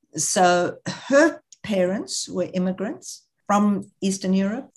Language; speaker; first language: English; native; English